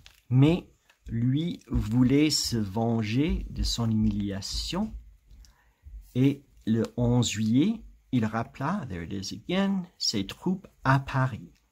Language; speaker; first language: French; non-native, fluent; English